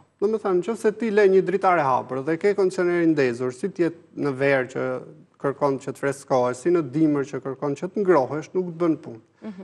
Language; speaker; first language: Albanian; native; Albanian